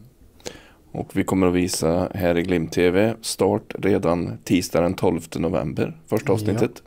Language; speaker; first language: Swedish; native; Swedish